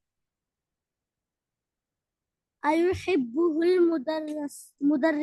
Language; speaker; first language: Arabic; non-native, learner; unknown